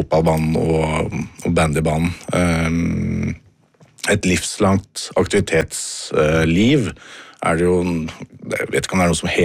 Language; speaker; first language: Norwegian; native; Norwegian